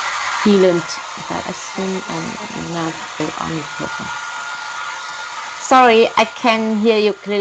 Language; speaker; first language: English; non-native, learner; Vietnamese